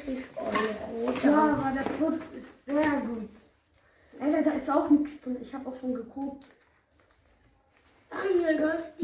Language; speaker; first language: German; early bilingual, other home language; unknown